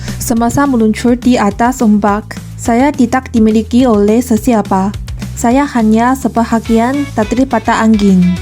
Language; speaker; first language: Malay; non-native, learner; Chinese